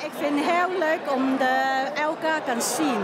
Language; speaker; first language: Dutch; non-native, learner; Cantonese